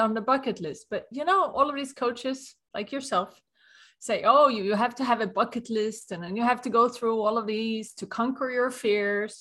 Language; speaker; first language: English; non-native, fluent; Swedish